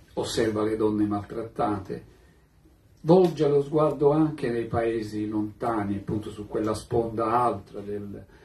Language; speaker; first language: Italian; native; Italian